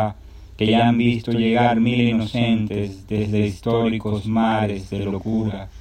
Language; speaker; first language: Spanish; native; Spanish